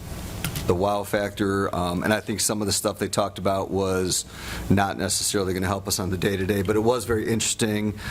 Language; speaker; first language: English; native; English